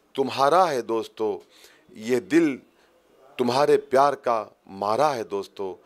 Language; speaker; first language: Hindi; native; Hindi